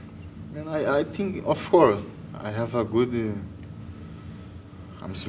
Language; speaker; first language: English; non-native, learner; Portuguese